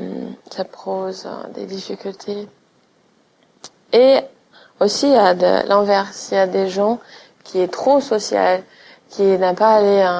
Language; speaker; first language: French; non-native, fluent; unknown